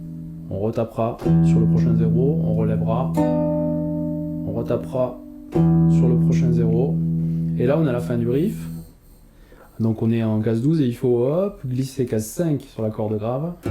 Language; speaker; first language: French; native; French